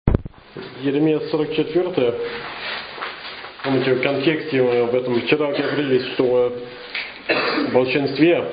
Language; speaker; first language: Russian; non-native, learner; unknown